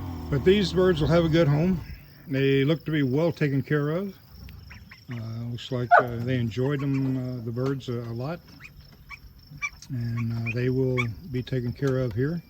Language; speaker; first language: English; native; English